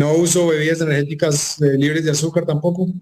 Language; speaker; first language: Spanish; native; Spanish